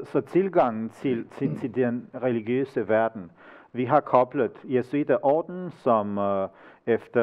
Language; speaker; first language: Danish; native; Danish